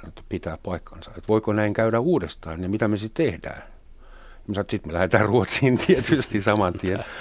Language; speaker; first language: Finnish; non-native, fluent; German